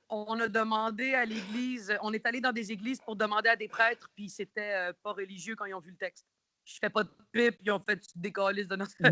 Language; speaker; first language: French; early bilingual, other home language; Arabic